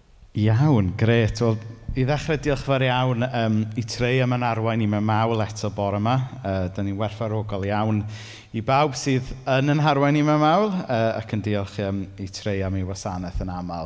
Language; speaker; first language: Welsh; native; Welsh